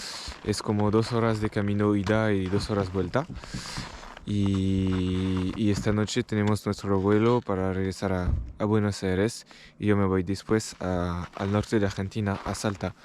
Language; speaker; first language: Spanish; non-native, learner; French